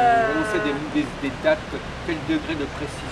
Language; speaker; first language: French; native; French